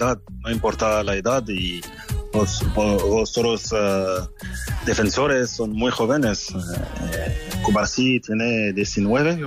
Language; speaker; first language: Spanish; non-native, learner; French